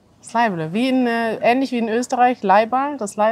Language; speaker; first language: German; native; German